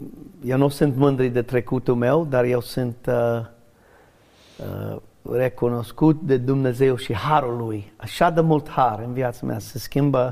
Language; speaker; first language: Romanian; non-native, learner; English